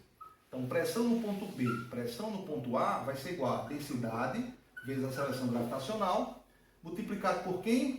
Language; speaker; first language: Portuguese; native; Portuguese